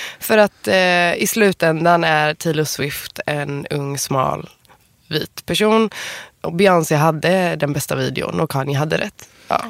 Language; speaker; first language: Swedish; native; Swedish